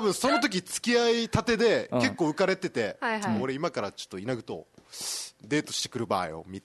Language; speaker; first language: Japanese; native; Japanese